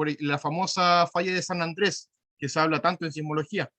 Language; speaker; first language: Spanish; native; Spanish